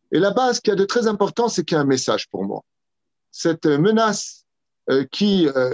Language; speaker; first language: French; native; French